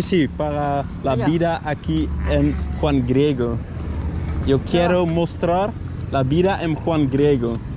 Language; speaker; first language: Spanish; non-native, learner; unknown